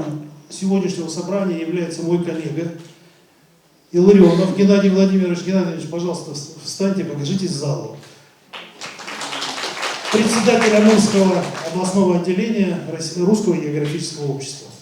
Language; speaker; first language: Russian; native; Russian